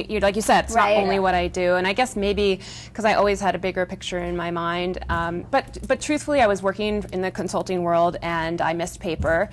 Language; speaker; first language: English; native; English